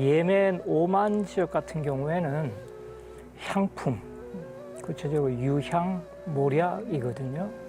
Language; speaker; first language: Korean; native; Korean